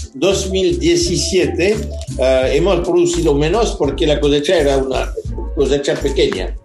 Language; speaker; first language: Spanish; non-native, fluent; French